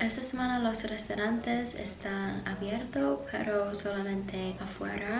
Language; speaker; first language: Spanish; non-native, learner; English